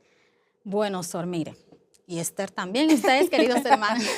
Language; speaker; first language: Spanish; native; Spanish